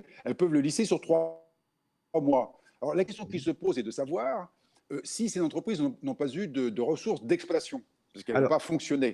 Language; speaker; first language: French; native; French